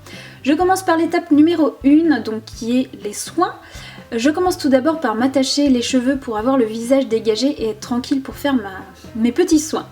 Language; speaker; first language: French; native; French